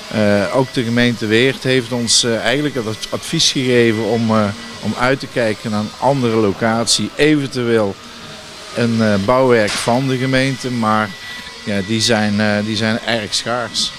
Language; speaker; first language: Dutch; native; Dutch